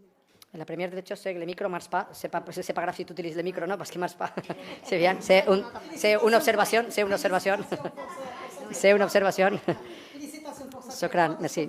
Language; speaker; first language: French; non-native, learner; Spanish